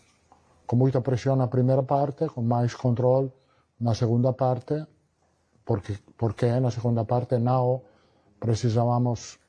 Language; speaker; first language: Portuguese; non-native, learner; Italian